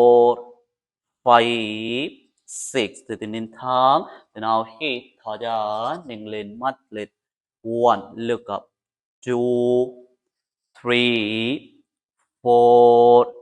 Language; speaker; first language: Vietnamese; non-native, learner; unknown